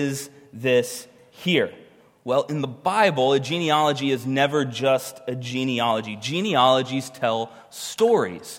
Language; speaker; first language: English; native; English